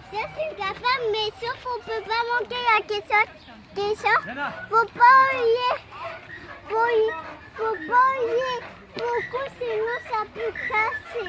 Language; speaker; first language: French; native; French